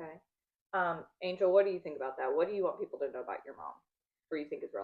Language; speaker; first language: English; native; English